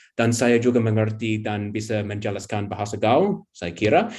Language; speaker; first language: Indonesian; non-native, fluent; English